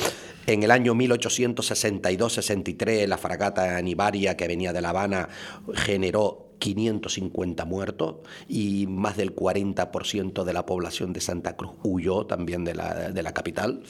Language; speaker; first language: Spanish; native; Spanish